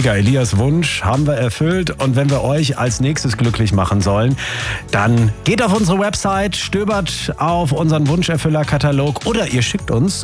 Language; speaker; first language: German; native; German